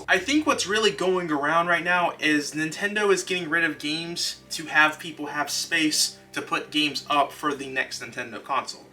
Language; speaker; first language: English; native; English